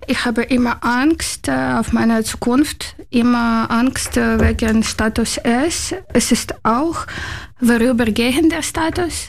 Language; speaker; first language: German; non-native, learner; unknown